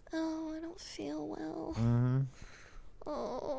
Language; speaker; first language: English; native; English